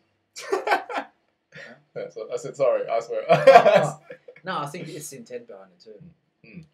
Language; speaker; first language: English; non-native, fluent; German